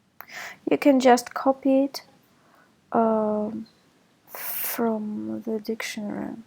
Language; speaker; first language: English; non-native, fluent; Russian